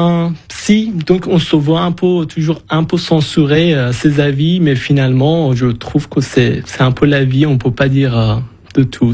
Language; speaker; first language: French; non-native, fluent; Persian